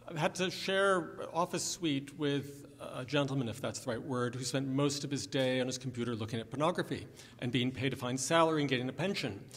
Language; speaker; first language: English; native; English